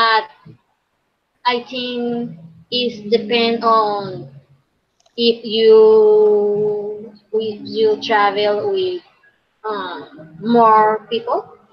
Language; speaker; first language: English; non-native, learner; Spanish